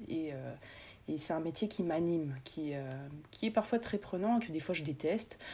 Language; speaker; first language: French; native; French